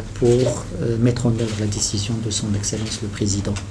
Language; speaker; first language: French; non-native, local second language; Arabic